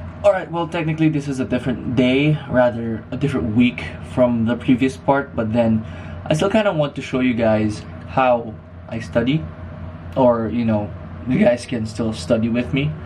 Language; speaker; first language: English; non-native, local second language; Filipino